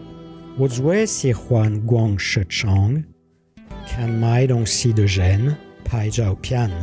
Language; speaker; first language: Chinese; non-native, learner; French